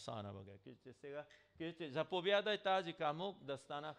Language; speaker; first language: Bulgarian; non-native, learner; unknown